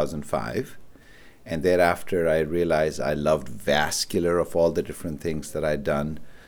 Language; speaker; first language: English; non-native, local second language; Urdu